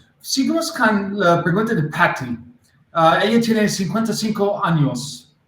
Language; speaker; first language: Spanish; non-native, learner; English